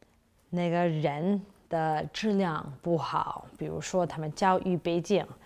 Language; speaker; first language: Chinese; non-native, fluent; English